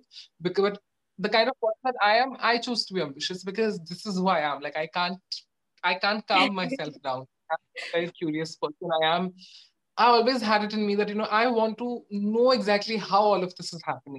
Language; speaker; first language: English; non-native, local second language; Odia